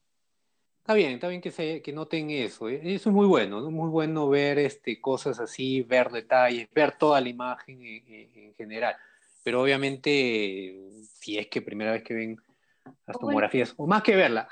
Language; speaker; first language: Spanish; native; Spanish